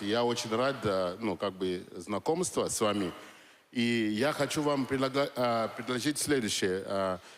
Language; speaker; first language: Russian; non-native, fluent; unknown